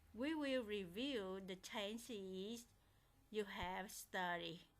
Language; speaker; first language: English; non-native, fluent; Vietnamese